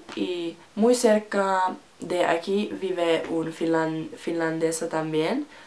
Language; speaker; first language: Spanish; non-native, learner; Finnish